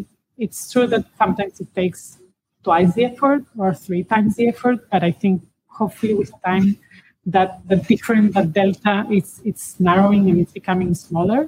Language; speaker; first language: English; non-native, fluent; Spanish